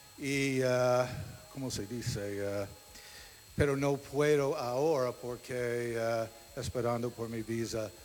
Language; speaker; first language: Spanish; non-native, learner; English